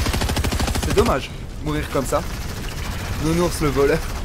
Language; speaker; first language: French; native; French